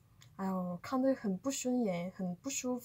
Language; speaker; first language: Chinese; non-native, fluent; Korean